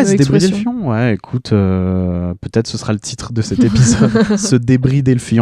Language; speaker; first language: French; native; French